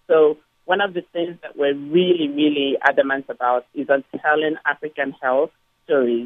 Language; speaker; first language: English; non-native, local second language; Igbo